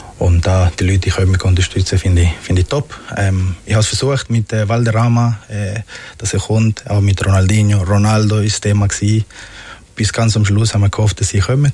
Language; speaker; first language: German; early bilingual, other home language; Spanish